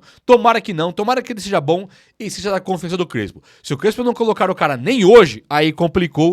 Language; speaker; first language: Portuguese; native; Portuguese